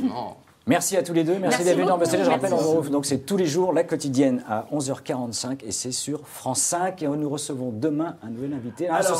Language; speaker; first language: French; native; French